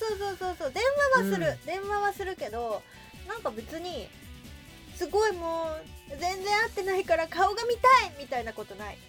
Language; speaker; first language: Japanese; native; Japanese